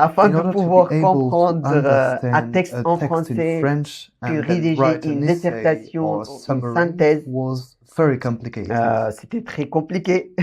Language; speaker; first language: French; non-native, fluent; Persian